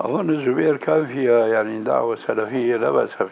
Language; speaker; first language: Arabic; native; Arabic